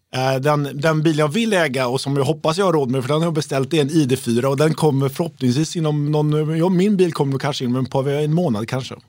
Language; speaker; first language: Swedish; native; Swedish